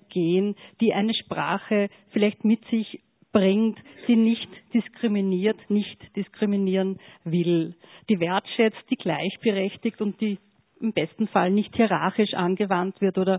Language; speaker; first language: German; native; German